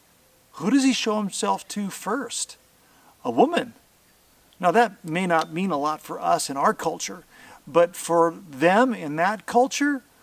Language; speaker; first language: English; native; English